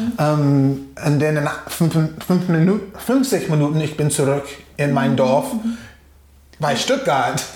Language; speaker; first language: German; non-native, fluent; English